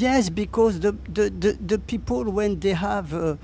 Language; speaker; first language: English; non-native, learner; French